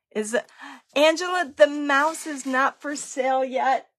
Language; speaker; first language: English; native; English